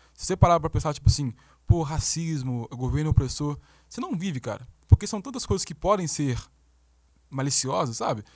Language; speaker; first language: Portuguese; native; Portuguese